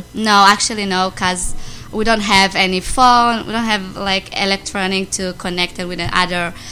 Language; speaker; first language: English; non-native, learner; Amharic